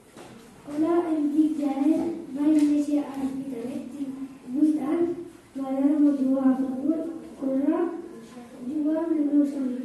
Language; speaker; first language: Catalan; non-native, local second language; Spanish